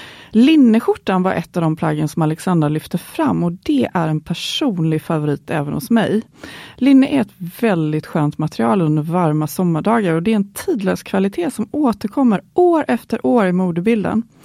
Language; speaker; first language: Swedish; native; Swedish